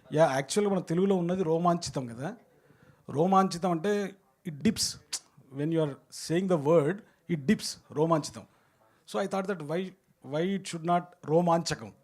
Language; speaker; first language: Telugu; native; Telugu